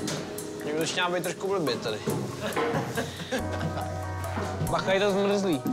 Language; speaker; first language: Czech; native; Czech